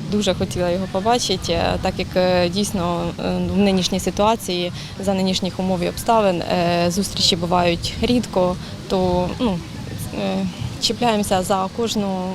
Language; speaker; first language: Ukrainian; native; Ukrainian